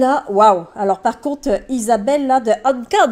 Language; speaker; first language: French; native; French